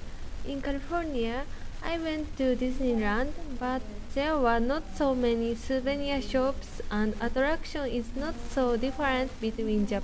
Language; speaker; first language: English; non-native, learner; Japanese